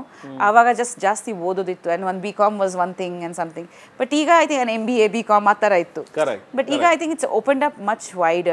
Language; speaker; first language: Kannada; non-native, local second language; Bangla